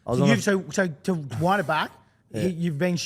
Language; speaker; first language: English; native; English